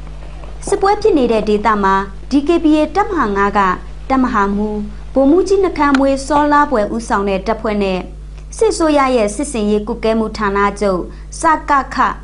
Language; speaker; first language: Burmese; native; Burmese